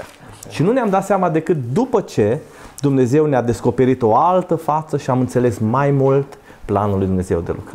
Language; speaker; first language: Romanian; native; Romanian